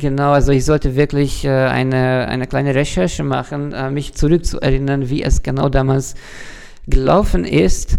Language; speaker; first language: German; non-native, fluent; Hungarian